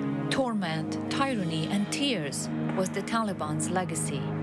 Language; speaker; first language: English; non-native, fluent; Persian